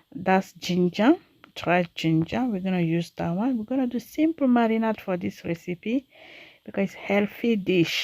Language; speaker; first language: English; non-native, learner; French